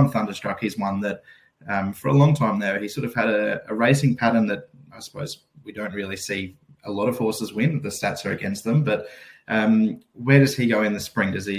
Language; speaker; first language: English; native; English